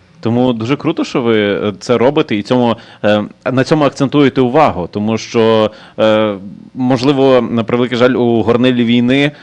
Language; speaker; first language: Ukrainian; native; Ukrainian